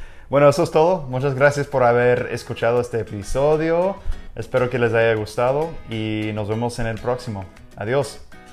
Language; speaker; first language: Spanish; non-native, fluent; English